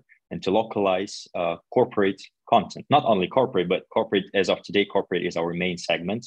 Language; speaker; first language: English; non-native, fluent; Russian